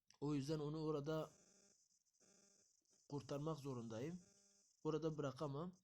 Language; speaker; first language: Turkish; native; Turkish